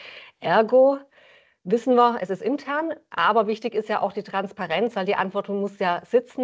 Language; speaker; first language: German; native; German